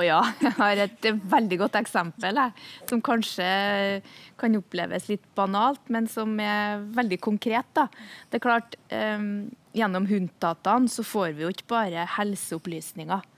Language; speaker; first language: Norwegian; native; Norwegian